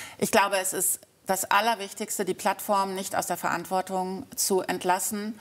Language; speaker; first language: German; native; German